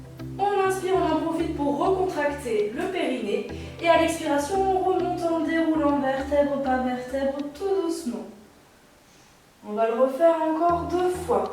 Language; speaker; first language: French; native; French